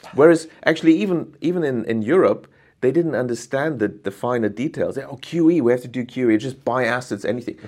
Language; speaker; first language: English; non-native, fluent; German